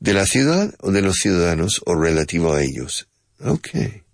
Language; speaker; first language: Spanish; non-native, fluent; English